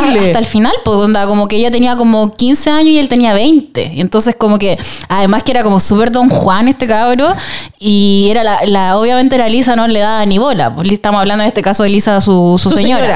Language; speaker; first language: Spanish; native; Spanish